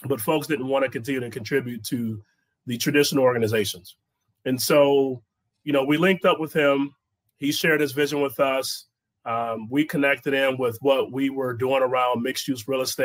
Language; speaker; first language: English; native; English